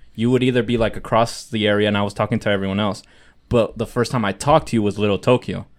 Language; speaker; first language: English; early bilingual, other home language; Spanish